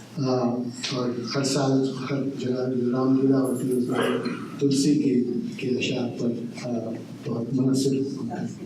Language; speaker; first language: Urdu; native; Urdu